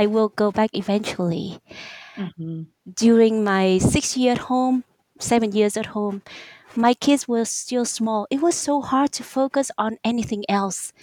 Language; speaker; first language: English; non-native, fluent; Vietnamese